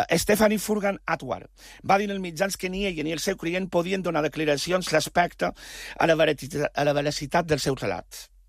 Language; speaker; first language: Catalan; native; Catalan